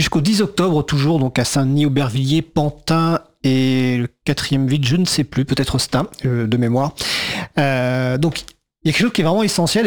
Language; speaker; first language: French; native; French